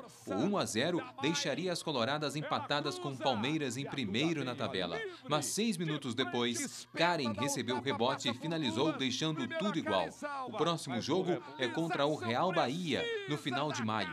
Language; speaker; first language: Portuguese; native; Portuguese